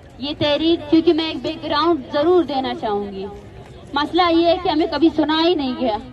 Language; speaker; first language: Urdu; non-native, local second language; Baluchi